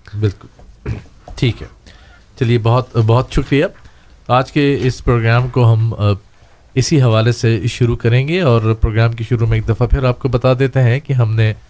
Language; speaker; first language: Urdu; native; Urdu